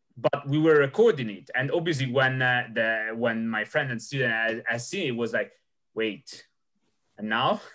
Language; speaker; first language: English; non-native, fluent; Italian